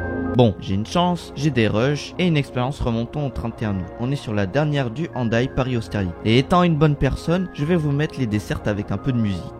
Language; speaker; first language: French; native; French